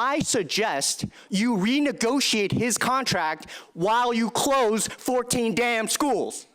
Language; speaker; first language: English; early bilingual, other home language; Chinese